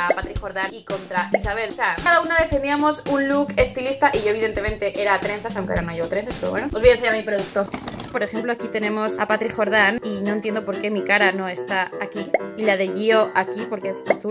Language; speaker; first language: Spanish; native; Spanish